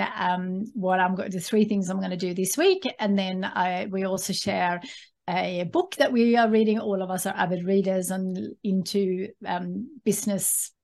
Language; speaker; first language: English; non-native, fluent; Swedish